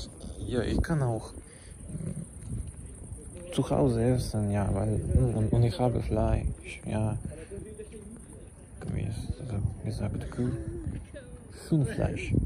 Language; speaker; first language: German; non-native, learner; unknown